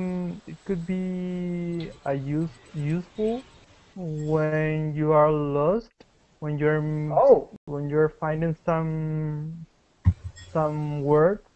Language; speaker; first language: English; non-native, learner; Spanish